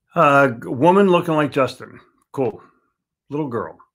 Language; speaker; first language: English; native; English